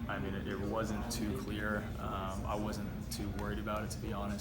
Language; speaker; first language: English; native; English